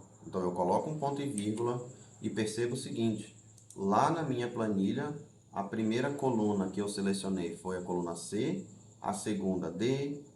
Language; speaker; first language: Portuguese; native; Portuguese